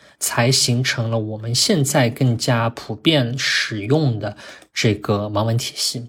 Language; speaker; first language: Chinese; native; Chinese